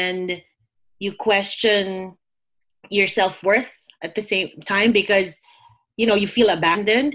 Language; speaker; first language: English; non-native, local second language; Filipino